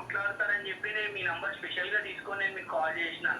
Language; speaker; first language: Telugu; native; Telugu